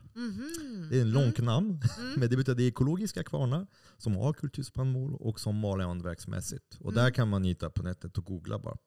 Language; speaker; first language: Swedish; non-native, fluent; French